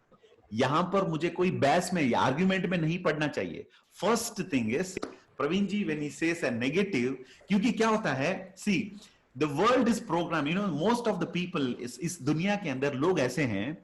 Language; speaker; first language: Hindi; native; Hindi